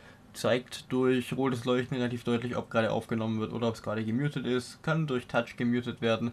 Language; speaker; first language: German; native; German